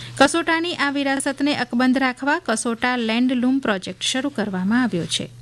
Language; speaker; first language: Gujarati; native; Gujarati